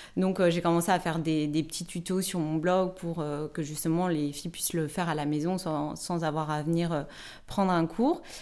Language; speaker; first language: French; native; French